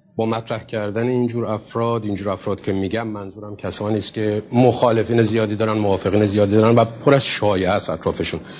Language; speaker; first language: Persian; native; Persian